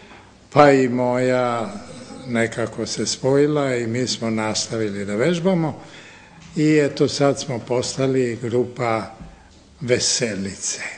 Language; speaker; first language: Serbian; native; Serbian